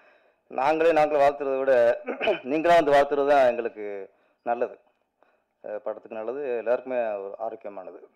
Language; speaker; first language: Tamil; native; Tamil